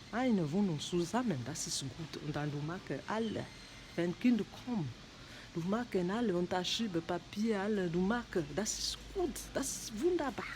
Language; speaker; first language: German; non-native, learner; French